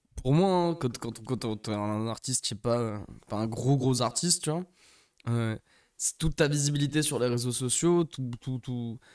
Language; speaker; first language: French; non-native, fluent; English